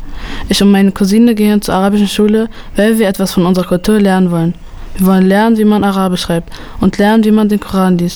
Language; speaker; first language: German; early bilingual, other home language; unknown